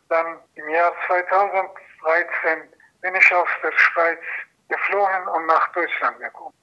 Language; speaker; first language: German; non-native, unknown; Persian